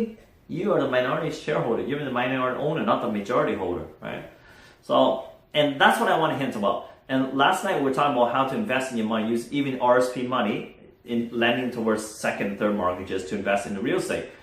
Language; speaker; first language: English; non-native, fluent; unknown